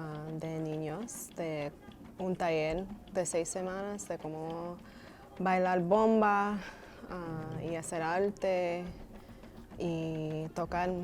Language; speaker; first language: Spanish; early bilingual, heritage; English